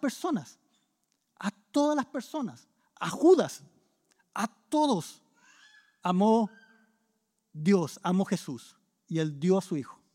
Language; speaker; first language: Spanish; native; Spanish